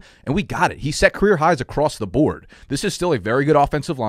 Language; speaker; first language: English; native; English